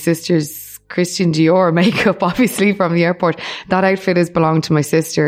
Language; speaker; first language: English; native; English